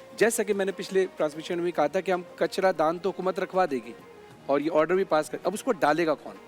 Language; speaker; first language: Urdu; native; Urdu